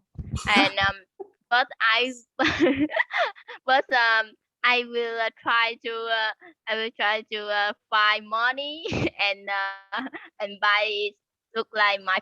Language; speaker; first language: English; non-native, learner; Vietnamese